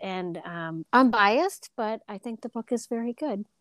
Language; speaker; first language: English; native; English